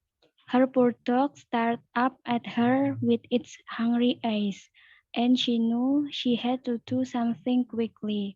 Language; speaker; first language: English; non-native, learner; Indonesian